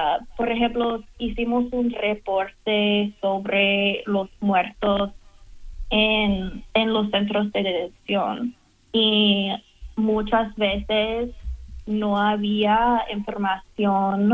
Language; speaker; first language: Spanish; non-native, fluent; English